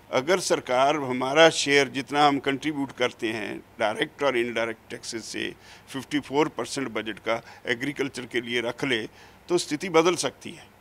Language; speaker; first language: Hindi; non-native, local second language; Punjabi